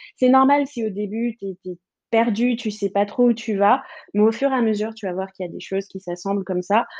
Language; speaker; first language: French; native; French